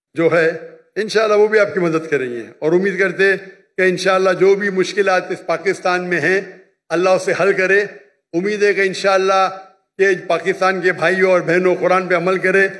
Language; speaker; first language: Urdu; non-native, local second language; Konkani